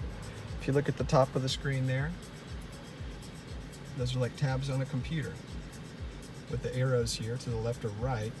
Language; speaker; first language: English; native; English